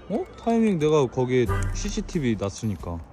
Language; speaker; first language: Korean; native; Korean